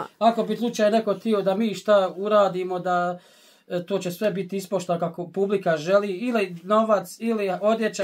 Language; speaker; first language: Bosnian; native; Bosnian